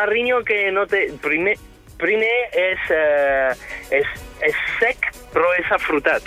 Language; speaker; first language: Catalan; non-native, fluent; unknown